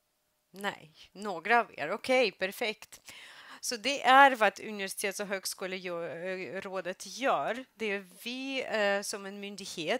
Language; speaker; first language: Swedish; non-native, fluent; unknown